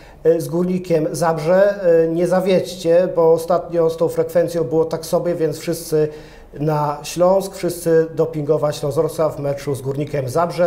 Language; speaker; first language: Polish; native; Polish